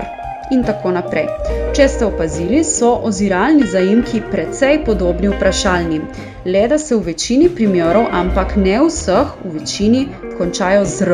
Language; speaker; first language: Slovenian; native; Slovenian